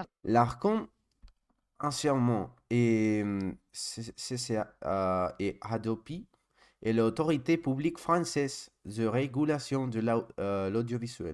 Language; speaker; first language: French; non-native, learner; Spanish